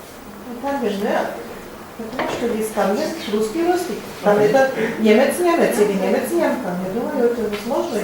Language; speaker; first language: Russian; non-native, learner; German